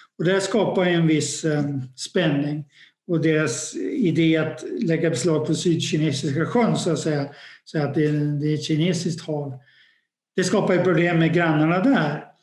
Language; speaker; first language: Swedish; native; Swedish